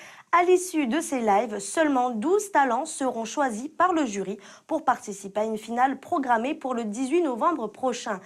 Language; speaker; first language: French; native; French